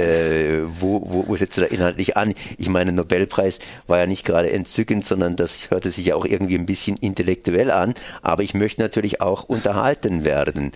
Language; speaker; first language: German; native; German